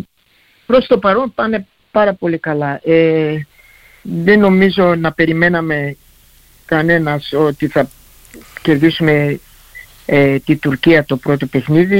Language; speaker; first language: Greek; early bilingual, heritage; Greek